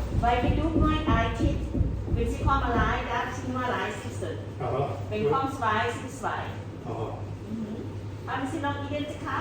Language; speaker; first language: German; non-native, learner; Thai